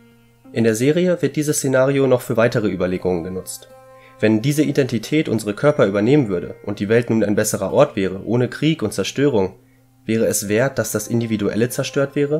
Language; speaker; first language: German; native; German